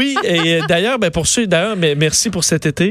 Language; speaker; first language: French; native; French